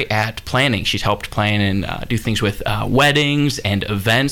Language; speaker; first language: English; native; English